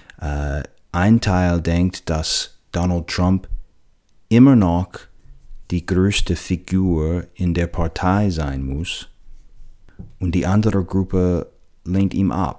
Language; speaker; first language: German; non-native, fluent; English